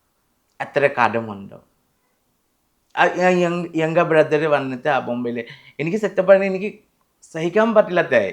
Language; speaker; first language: Malayalam; non-native, local second language; Assamese